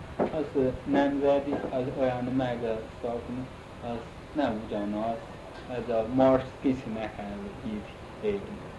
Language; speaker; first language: Hungarian; non-native, learner; Chinese